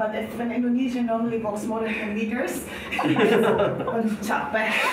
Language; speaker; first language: English; non-native, fluent; German